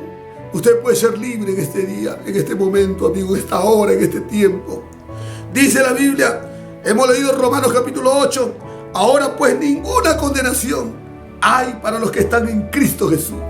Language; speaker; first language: Spanish; native; Spanish